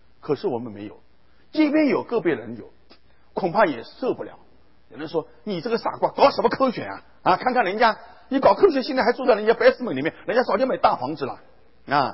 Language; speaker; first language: Chinese; native; Chinese